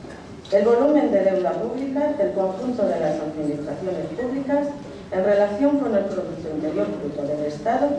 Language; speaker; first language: Spanish; native; Spanish